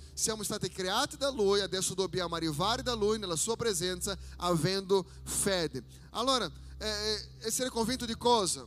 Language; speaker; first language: Italian; non-native, fluent; Portuguese